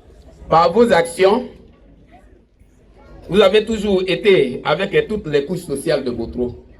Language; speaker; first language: French; non-native, local second language; Baoulé